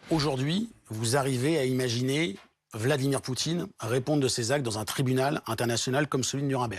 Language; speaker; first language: French; native; French